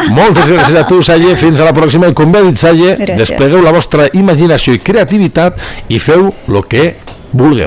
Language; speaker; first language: Catalan; native; Catalan